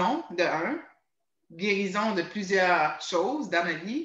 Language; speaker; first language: French; native; French